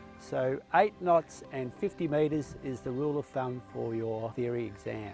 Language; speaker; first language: English; native; English